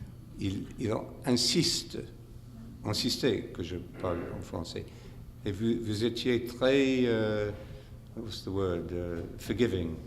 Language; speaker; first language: French; non-native, fluent; English